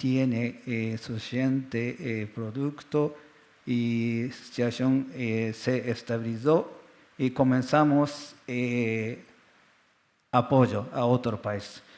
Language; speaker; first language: Spanish; non-native, learner; Japanese